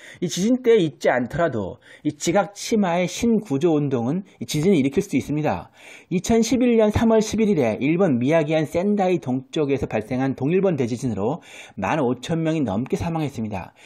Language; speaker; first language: Korean; native; Korean